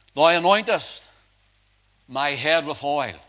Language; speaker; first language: English; native; English